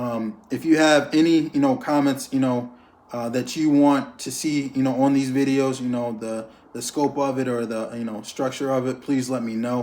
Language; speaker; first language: English; native; English